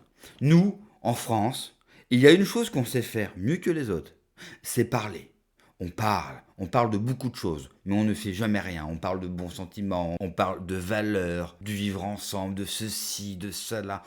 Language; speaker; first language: French; native; French